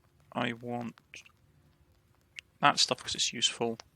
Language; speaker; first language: English; native; English